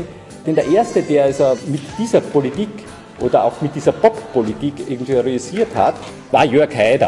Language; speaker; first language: German; native; German